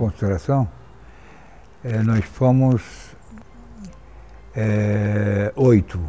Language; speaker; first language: Portuguese; non-native, fluent; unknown